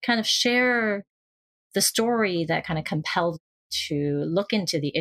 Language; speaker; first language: English; non-native, local second language; Cantonese